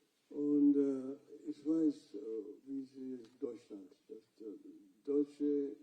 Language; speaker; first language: German; non-native, fluent; Luo (Kenya and Tanzania)